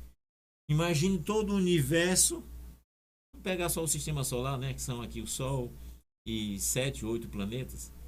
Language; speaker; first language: Portuguese; native; Portuguese